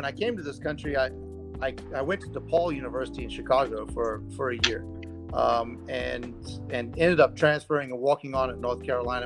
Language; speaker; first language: English; native; English